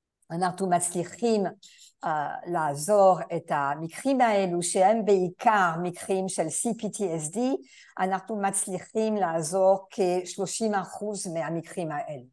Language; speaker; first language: Hebrew; non-native, fluent; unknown